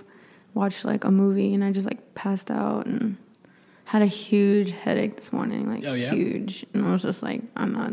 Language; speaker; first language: English; native; English